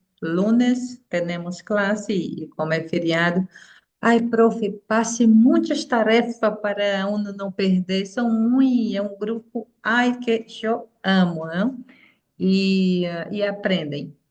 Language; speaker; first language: Portuguese; non-native, fluent; Spanish